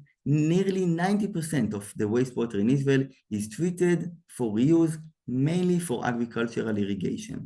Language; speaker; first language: English; non-native, fluent; Hebrew